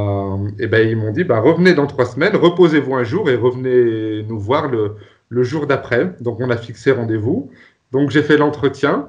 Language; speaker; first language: French; native; French